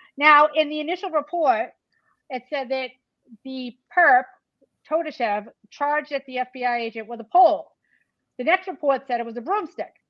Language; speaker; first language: English; native; English